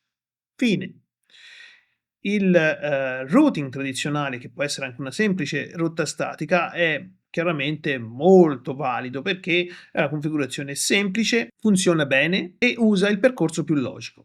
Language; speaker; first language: Italian; native; Italian